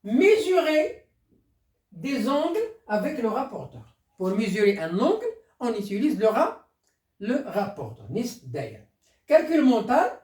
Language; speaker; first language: French; non-native, local second language; Arabic